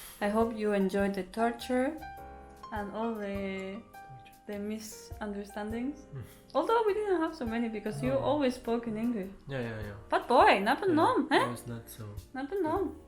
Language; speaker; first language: English; non-native, fluent; Spanish